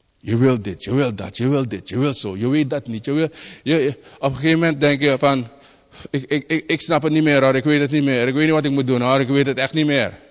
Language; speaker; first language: Dutch; native; Dutch